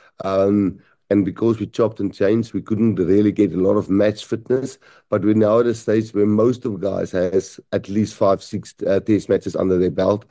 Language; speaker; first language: English; non-native, local second language; Afrikaans